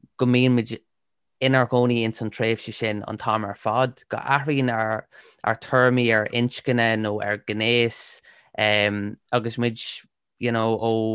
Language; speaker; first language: Irish; non-native, local second language; English